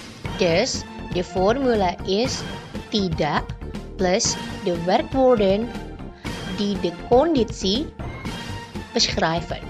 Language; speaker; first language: Dutch; non-native, learner; Indonesian